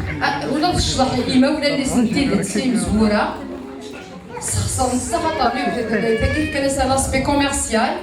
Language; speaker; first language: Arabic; non-native, local second language; Kabyle